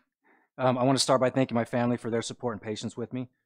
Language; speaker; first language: English; native; English